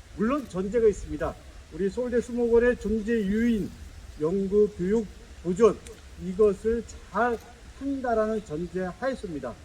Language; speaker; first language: Korean; native; Korean